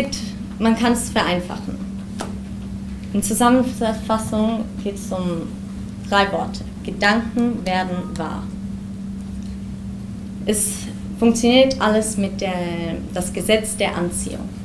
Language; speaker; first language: German; early bilingual, heritage; German